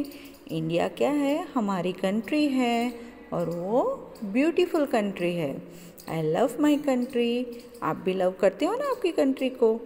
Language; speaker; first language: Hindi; non-native, local second language; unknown